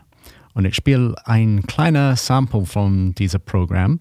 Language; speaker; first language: German; non-native, learner; English